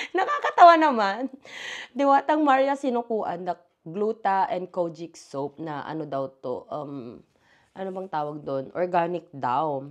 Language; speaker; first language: Filipino; native; Filipino